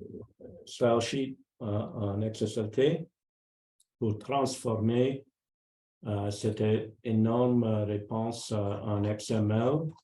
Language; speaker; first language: French; non-native, local second language; English